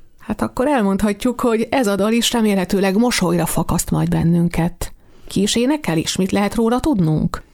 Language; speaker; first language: Hungarian; native; Hungarian